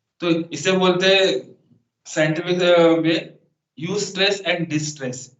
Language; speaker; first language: Hindi; non-native, local second language; Marathi